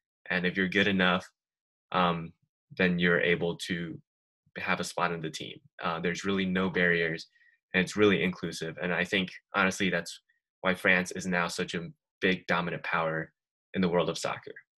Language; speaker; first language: English; native; English